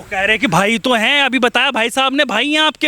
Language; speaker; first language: Hindi; native; Hindi